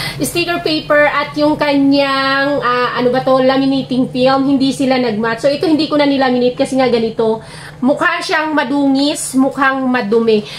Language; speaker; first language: Filipino; non-native, local second language; Cebuano